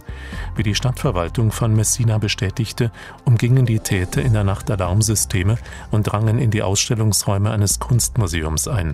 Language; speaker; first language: German; native; German